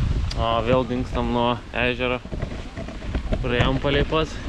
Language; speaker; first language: Lithuanian; native; Lithuanian